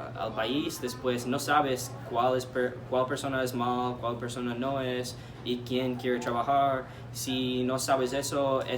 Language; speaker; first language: Spanish; non-native, learner; English